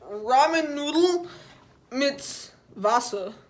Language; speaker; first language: German; non-native, learner; English